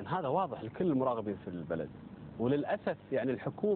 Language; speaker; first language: Arabic; native; Arabic